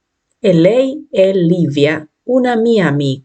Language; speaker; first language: Italian; non-native, fluent; Spanish